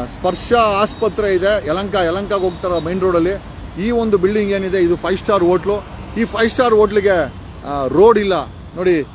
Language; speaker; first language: Kannada; native; Kannada